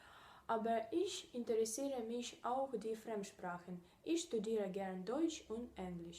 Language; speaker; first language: German; non-native, learner; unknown